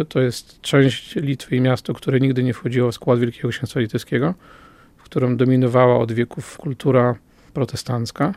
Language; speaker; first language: Polish; native; Polish